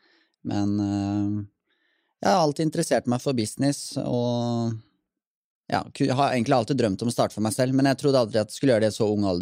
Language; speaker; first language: Norwegian; native; Norwegian